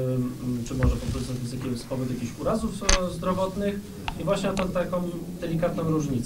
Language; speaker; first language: Polish; native; Polish